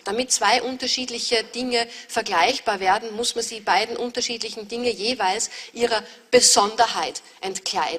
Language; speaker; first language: German; native; German